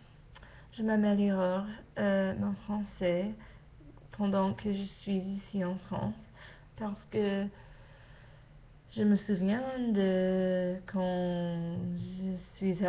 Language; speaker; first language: French; non-native, learner; English